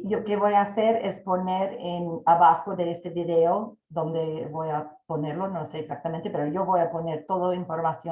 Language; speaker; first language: Spanish; non-native, fluent; English